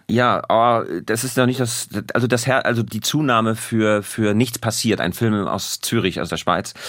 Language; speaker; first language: German; native; German